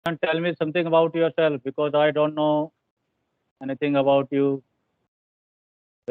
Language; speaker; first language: English; non-native, learner; Hindi